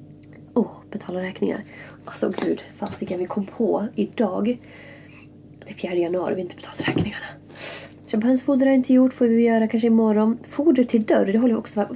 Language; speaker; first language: Swedish; native; Swedish